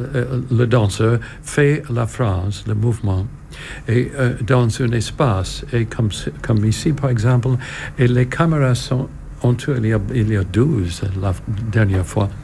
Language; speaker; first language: French; non-native, learner; English